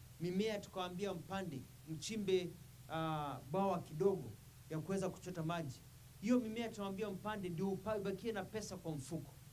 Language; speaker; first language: Swahili; non-native, local second language; Kamba